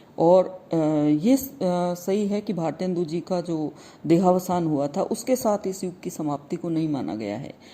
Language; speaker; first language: Hindi; native; Hindi